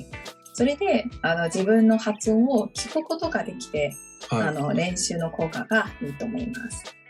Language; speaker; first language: Japanese; non-native, fluent; Chinese